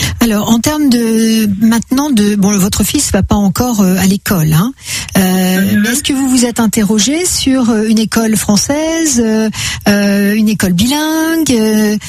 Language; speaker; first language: French; native; French